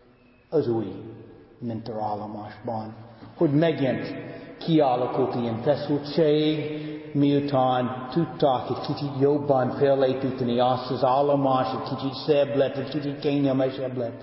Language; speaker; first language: Hungarian; non-native, fluent; English